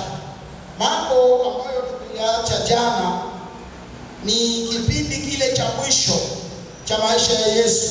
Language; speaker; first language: Swahili; native; Swahili